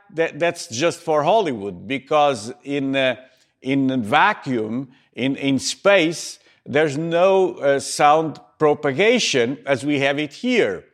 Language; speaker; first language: English; native; English